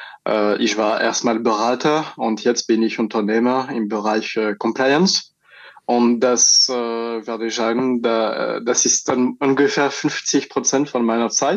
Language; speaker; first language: German; non-native, learner; French